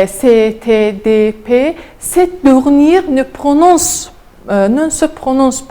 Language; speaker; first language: French; non-native, fluent; Azerbaijani